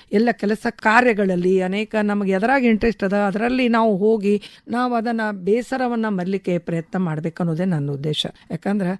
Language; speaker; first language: Kannada; native; Kannada